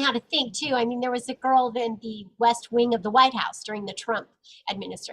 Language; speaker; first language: English; native; English